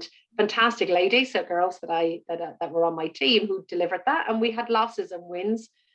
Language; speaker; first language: English; native; English